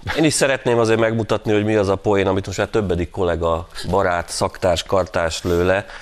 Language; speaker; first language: Hungarian; native; Hungarian